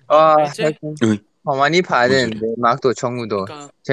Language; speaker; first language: Korean; non-native, learner; Thai